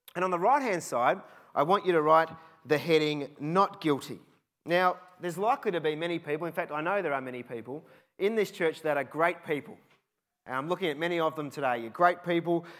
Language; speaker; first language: English; native; English